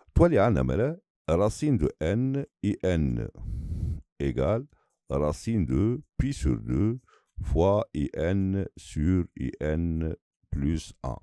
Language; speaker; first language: French; non-native, local second language; Arabic